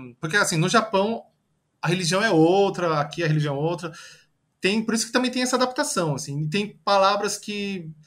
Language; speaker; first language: Portuguese; early bilingual, other home language; Japanese